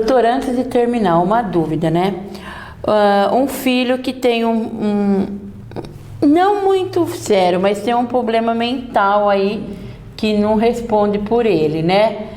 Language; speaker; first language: Portuguese; native; Portuguese